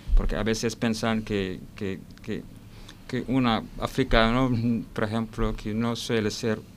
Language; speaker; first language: Spanish; non-native, learner; Wolof